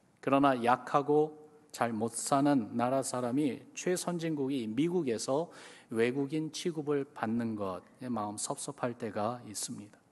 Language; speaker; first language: Korean; early bilingual, other home language; English